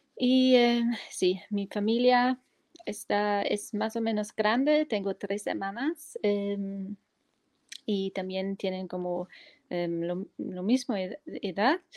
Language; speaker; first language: Spanish; non-native, fluent; German